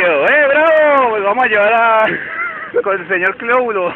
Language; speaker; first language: Spanish; native; Spanish